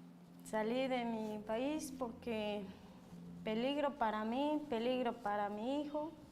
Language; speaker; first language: Spanish; non-native, local second language; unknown